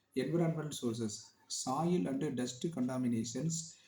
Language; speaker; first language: English; non-native, local second language; Tamil